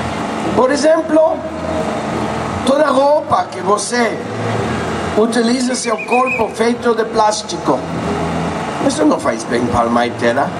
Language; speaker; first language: Portuguese; non-native, fluent; Spanish